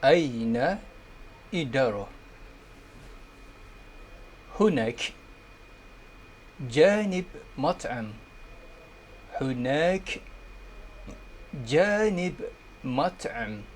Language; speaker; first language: Arabic; non-native, fluent; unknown